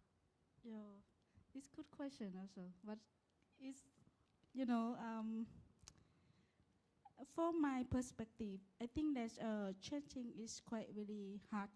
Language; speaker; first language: English; non-native, learner; Lao